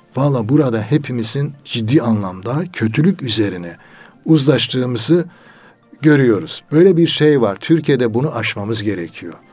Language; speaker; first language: Turkish; native; Turkish